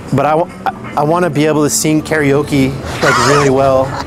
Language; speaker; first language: English; early bilingual, other home language; Spanish